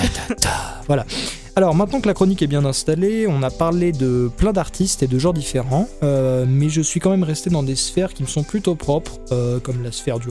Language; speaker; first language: French; native; French